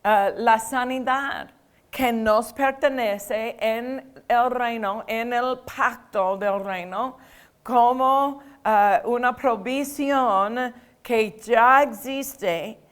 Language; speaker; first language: Spanish; non-native, fluent; English